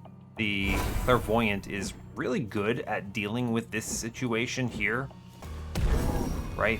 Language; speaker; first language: English; native; English